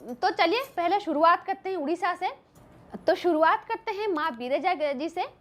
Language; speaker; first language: Hindi; non-native, local second language; Bangla